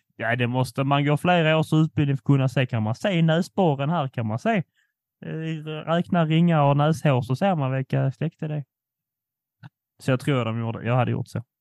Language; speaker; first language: Swedish; native; Swedish